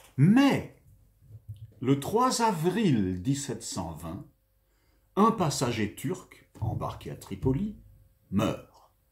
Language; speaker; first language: French; native; French